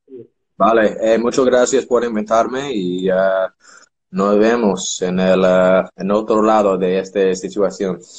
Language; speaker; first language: Spanish; non-native, learner; English